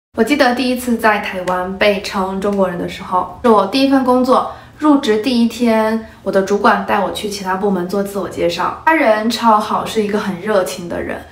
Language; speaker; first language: Chinese; native; Chinese